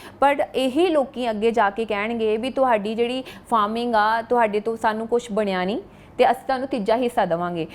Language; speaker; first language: Punjabi; native; Punjabi